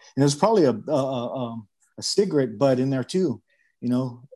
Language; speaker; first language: English; native; English